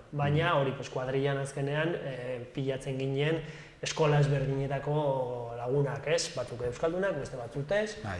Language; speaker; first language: Basque; non-native, local second language; Spanish